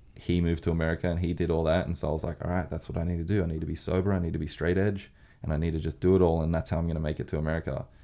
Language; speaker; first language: English; native; English